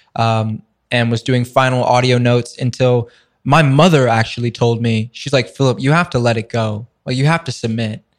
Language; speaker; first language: English; native; English